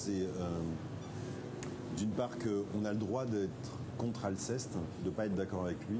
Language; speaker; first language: French; native; French